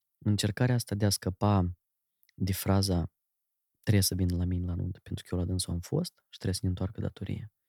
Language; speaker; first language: Romanian; native; Romanian